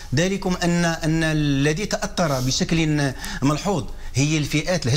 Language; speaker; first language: Arabic; non-native, fluent; Spanish